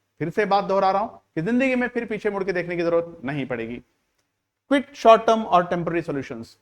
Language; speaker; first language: Hindi; non-native, local second language; Marathi